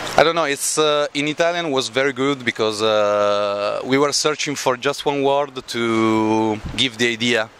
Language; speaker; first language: English; non-native, learner; Italian